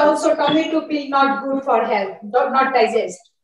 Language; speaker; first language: English; non-native, learner; Bangla